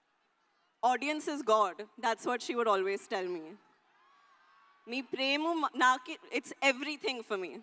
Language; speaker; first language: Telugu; non-native, learner; Hindi